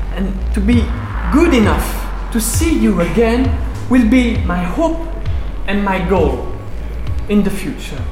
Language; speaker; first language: English; non-native, fluent; French